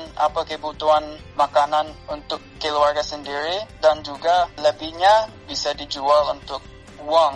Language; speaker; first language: Indonesian; non-native, fluent; English